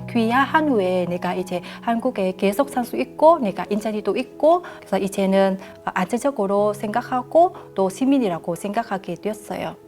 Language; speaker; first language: Korean; non-native, fluent; Vietnamese